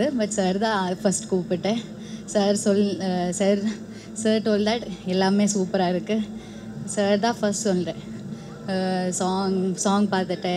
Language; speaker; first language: Tamil; non-native, learner; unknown